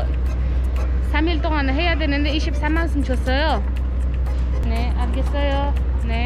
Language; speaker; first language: Korean; native; Korean